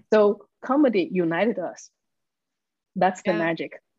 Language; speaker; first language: English; non-native, fluent; Chinese